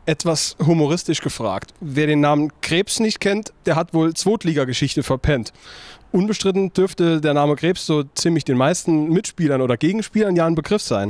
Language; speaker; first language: German; native; German